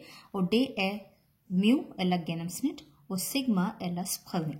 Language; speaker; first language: Danish; non-native, learner; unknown